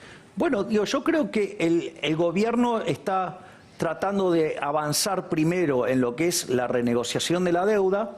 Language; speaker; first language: Spanish; native; Spanish